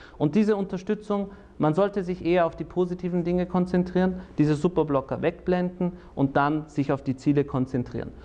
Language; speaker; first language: German; early bilingual, other home language; Turkish